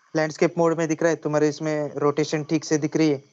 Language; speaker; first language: Hindi; non-native, local second language; Marathi